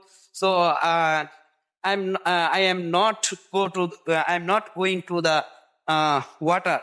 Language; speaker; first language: English; non-native, learner; Bangla